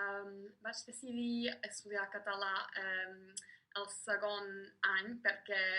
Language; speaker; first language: Catalan; non-native, fluent; English